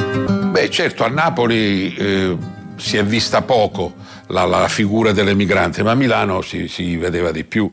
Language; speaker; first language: Italian; native; Italian